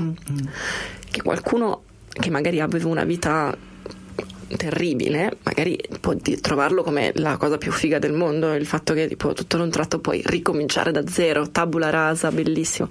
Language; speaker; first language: Italian; native; Italian